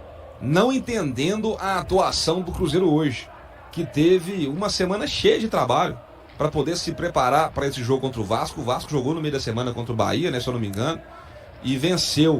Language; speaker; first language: Portuguese; native; Portuguese